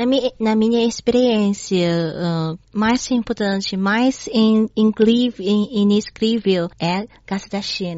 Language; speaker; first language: Portuguese; non-native, learner; Chinese